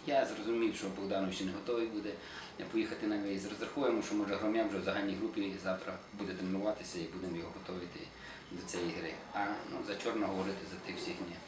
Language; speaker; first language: Ukrainian; native; Ukrainian